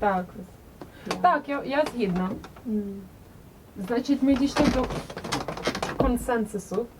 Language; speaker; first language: Ukrainian; native; Ukrainian